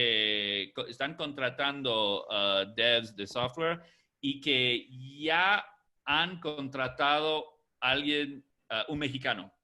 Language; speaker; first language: Spanish; non-native, fluent; English